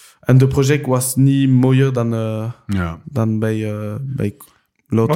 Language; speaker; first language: Dutch; non-native, local second language; French